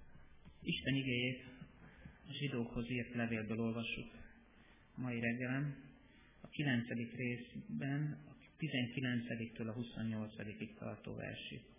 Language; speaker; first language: Hungarian; native; Hungarian